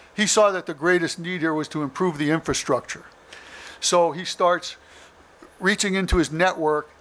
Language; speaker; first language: English; native; English